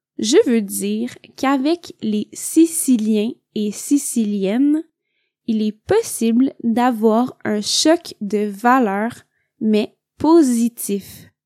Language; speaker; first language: French; native; French